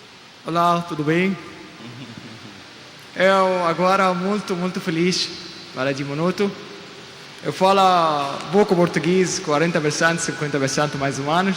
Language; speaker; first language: Portuguese; non-native, learner; Arabic